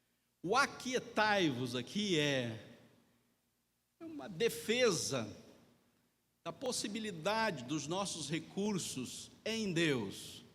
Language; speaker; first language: Portuguese; native; Portuguese